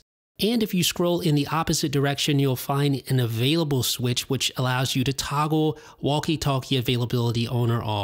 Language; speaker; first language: English; native; English